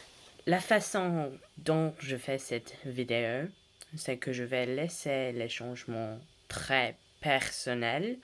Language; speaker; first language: French; non-native, learner; English